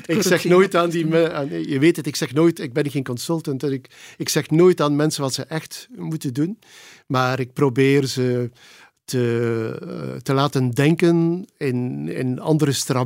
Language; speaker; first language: Dutch; native; Dutch